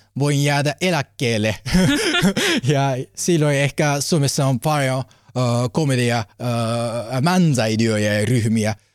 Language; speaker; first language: Finnish; non-native, learner; Japanese